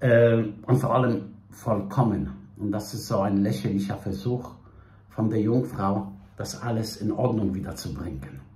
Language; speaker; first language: German; non-native, fluent; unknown